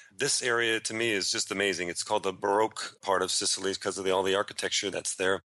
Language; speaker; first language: English; native; English